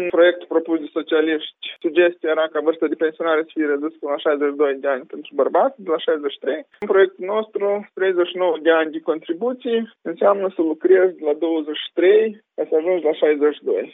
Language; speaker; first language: Romanian; native; Romanian